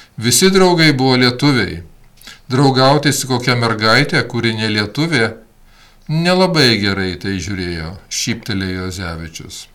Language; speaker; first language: Lithuanian; early bilingual, heritage; Lithuanian